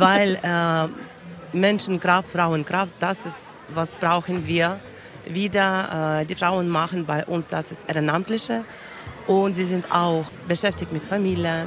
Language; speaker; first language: German; non-native, learner; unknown